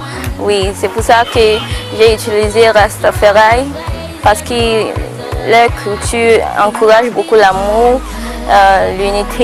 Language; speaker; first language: French; non-native, local second language; English